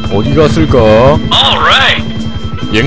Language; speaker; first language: Korean; native; Korean